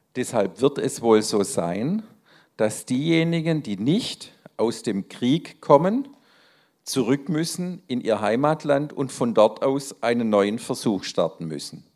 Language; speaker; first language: German; native; German